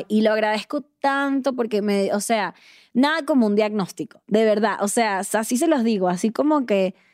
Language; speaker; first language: Spanish; native; Spanish